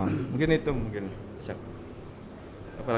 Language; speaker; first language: Indonesian; non-native, local second language; Javanese